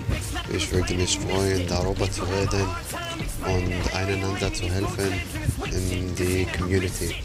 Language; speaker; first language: German; non-native, learner; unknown